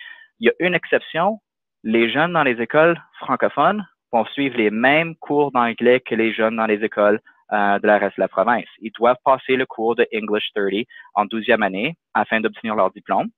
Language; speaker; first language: French; native; French